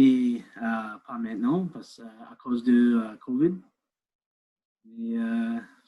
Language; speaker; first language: French; non-native, learner; English